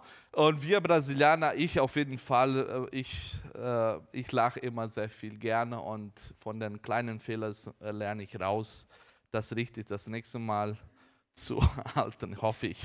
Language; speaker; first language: German; early bilingual, heritage; Portuguese